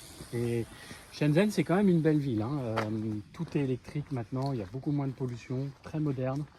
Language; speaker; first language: French; native; French